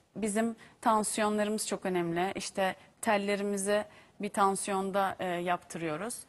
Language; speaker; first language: Turkish; native; Turkish